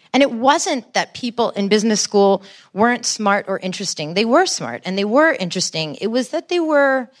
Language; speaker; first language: English; native; English